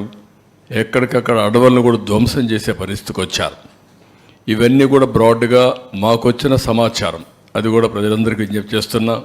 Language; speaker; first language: Telugu; native; Telugu